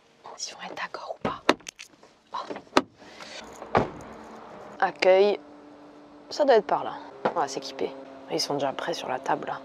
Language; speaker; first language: French; native; French